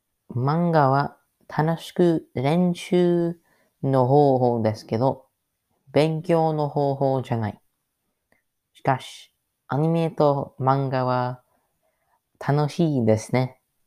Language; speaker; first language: Japanese; non-native, learner; English